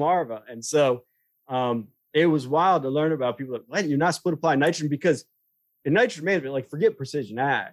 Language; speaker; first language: English; native; English